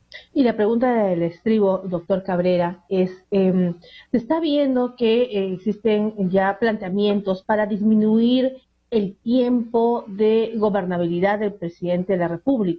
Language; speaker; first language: Spanish; native; Spanish